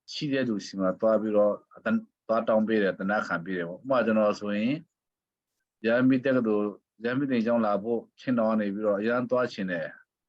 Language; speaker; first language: Burmese; non-native, local second language; Hakha Chin